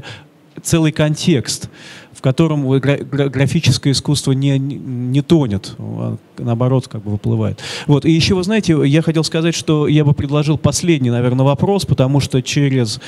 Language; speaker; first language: Russian; native; Russian